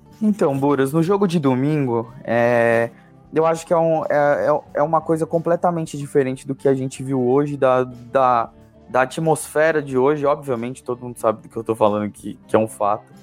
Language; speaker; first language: Portuguese; native; Portuguese